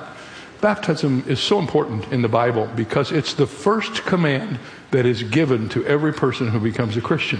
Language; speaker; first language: English; native; English